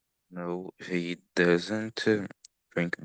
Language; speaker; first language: English; non-native, learner; Portuguese